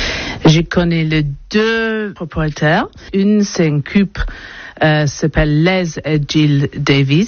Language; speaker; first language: French; non-native, learner; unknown